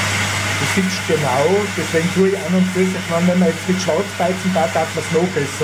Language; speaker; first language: German; native; German